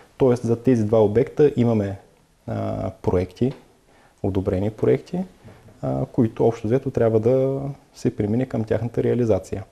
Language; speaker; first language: Bulgarian; native; Bulgarian